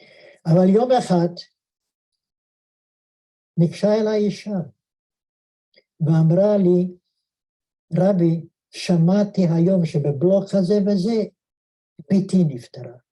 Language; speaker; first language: Hebrew; non-native, fluent; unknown